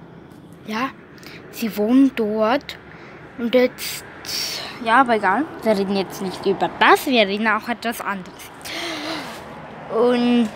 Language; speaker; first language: German; early bilingual, other home language; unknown